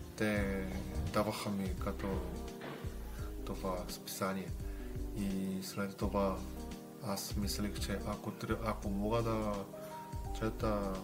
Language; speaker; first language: Bulgarian; non-native, learner; Korean